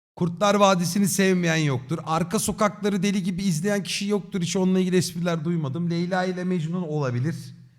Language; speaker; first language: Turkish; native; Turkish